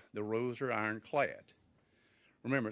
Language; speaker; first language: English; native; English